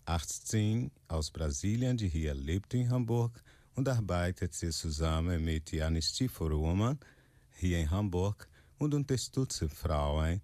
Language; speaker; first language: German; non-native, fluent; Portuguese